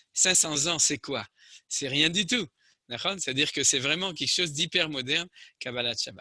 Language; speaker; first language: French; native; French